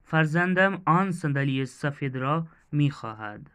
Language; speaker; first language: Persian; non-native, fluent; Urdu